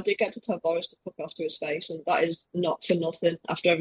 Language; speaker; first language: English; native; English